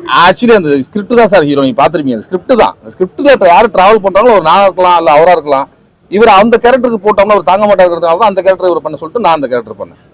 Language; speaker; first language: Tamil; native; Tamil